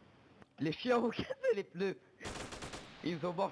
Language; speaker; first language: French; native; French